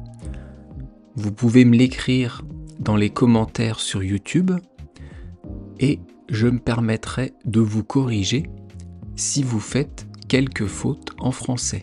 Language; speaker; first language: French; native; French